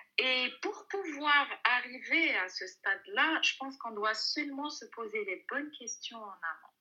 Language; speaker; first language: French; non-native, local second language; Arabic